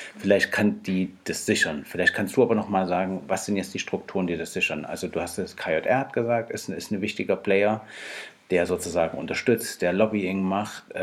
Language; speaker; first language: German; native; German